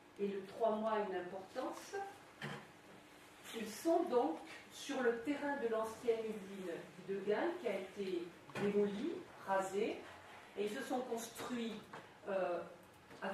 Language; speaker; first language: French; native; French